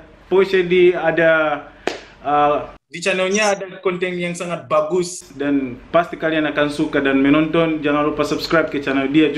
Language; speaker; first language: Indonesian; non-native, fluent; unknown